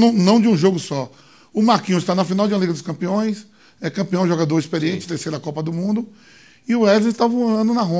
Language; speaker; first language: Portuguese; native; Portuguese